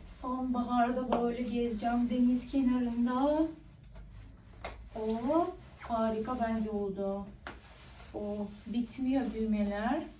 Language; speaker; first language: Turkish; non-native, fluent; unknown